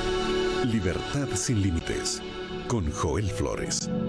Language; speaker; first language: Spanish; native; Spanish